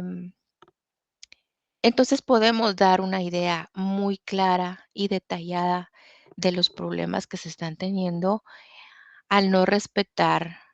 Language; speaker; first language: Spanish; native; Spanish